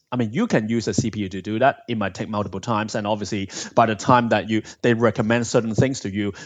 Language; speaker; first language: English; non-native, local second language; Cantonese